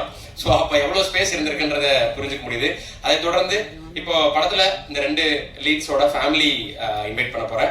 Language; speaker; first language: Tamil; native; Tamil